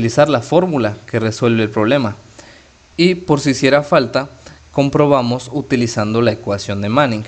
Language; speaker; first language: Spanish; native; Spanish